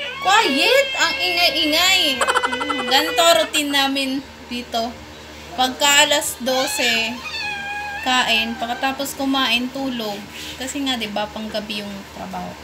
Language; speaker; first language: Filipino; non-native, local second language; Bikol